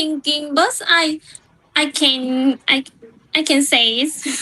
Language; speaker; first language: English; non-native, learner; Vietnamese